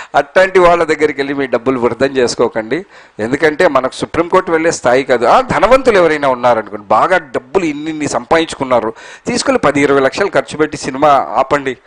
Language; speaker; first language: Telugu; non-native, local second language; Urdu